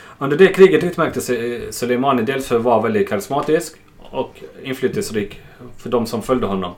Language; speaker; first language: Swedish; non-native, fluent; Arabic